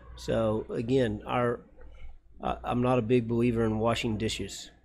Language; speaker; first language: English; native; English